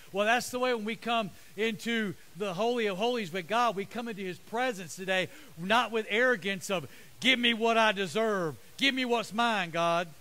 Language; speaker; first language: English; native; English